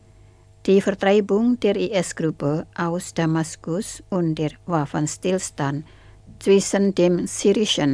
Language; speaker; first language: German; non-native, fluent; Indonesian